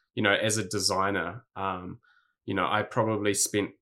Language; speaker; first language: English; native; English